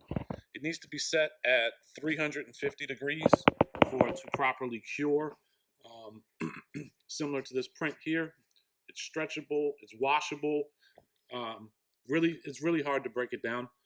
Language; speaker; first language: English; native; English